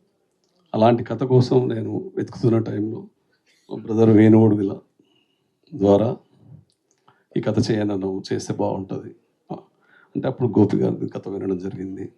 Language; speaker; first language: Telugu; native; Telugu